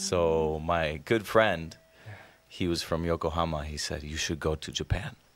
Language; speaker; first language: English; non-native, fluent; Spanish